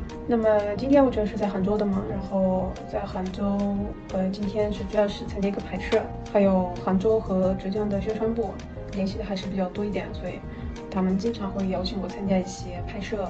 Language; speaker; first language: Chinese; non-native, fluent; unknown